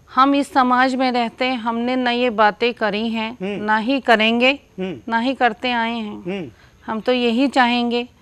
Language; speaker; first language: Hindi; native; Hindi